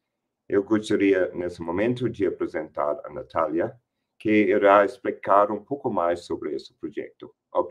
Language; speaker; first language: Portuguese; non-native, fluent; English